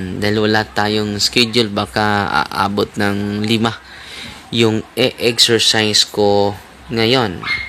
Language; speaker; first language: Filipino; non-native, local second language; Cebuano